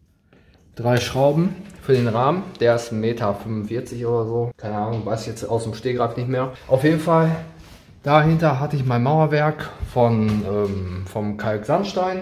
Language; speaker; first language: German; native; German